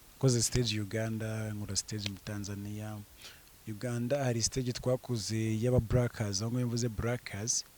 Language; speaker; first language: Kinyarwanda; early bilingual, heritage; Kinyarwanda